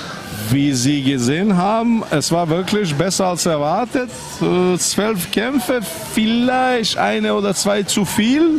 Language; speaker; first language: German; non-native, fluent; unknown